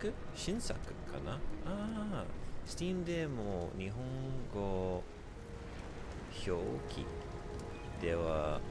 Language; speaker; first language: Japanese; non-native, learner; English